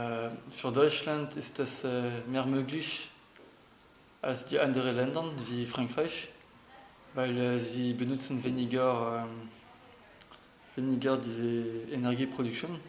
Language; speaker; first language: German; non-native, learner; French